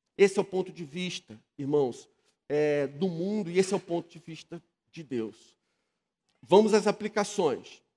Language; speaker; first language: Portuguese; native; Portuguese